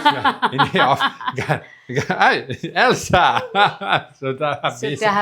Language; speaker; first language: Indonesian; non-native, learner; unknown